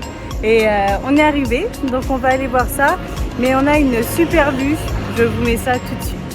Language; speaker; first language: French; native; French